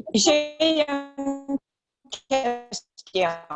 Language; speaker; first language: French; non-native, learner; English